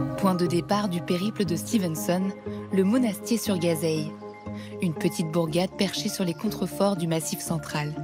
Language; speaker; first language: French; native; French